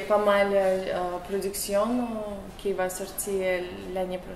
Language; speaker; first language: French; non-native, learner; Russian